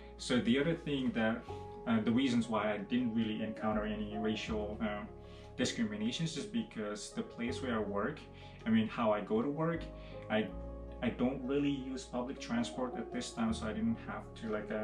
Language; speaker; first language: English; non-native, fluent; Indonesian